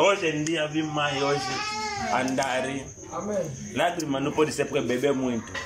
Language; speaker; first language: Portuguese; non-native, learner; Lingala